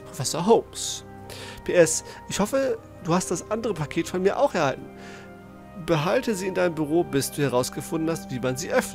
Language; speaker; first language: German; native; German